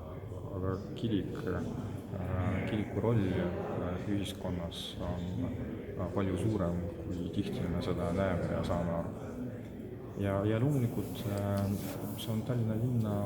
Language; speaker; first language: Estonian; non-native, local second language; Russian